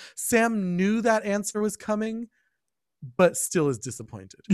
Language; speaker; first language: English; native; English